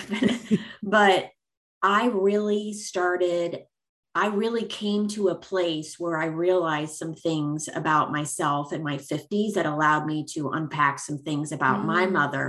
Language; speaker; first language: English; native; English